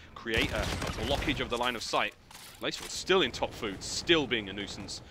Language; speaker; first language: English; native; English